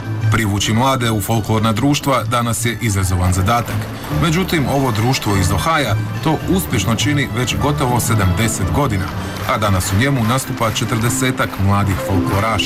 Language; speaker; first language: Croatian; native; Croatian